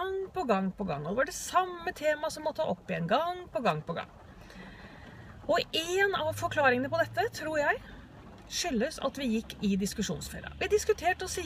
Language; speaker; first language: Norwegian; native; Norwegian